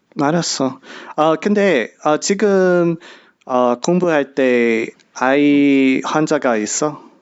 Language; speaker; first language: Korean; non-native, learner; English